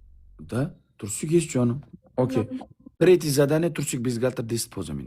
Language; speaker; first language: Russian; non-native, learner; Uzbek